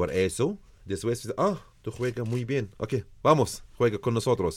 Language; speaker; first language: Spanish; non-native, learner; Arabic